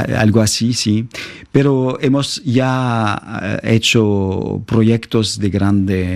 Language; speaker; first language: Spanish; non-native, fluent; French